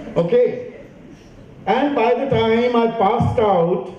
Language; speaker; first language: English; non-native, local second language; Hindi